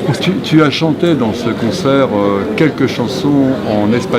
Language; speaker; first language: French; native; French